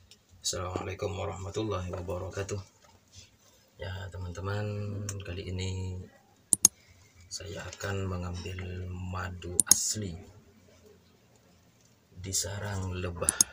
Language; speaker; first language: Indonesian; native; Indonesian